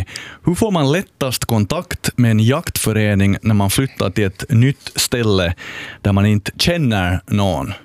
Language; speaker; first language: Swedish; native; Swedish